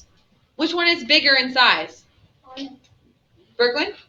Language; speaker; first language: English; native; English